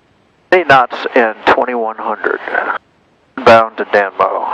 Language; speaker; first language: English; native; English